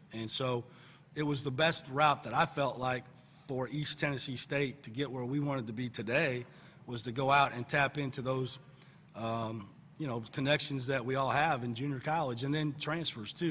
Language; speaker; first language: English; native; English